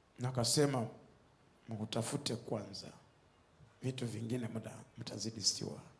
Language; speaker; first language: Swahili; non-native, fluent; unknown